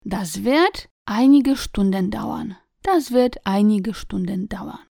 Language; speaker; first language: German; non-native, fluent; Polish